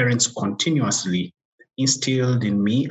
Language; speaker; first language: English; non-native, local second language; Kinyarwanda